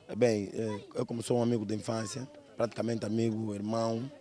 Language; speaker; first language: Portuguese; non-native, local second language; Kongo